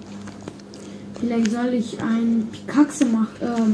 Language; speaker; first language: German; early bilingual, other home language; Russian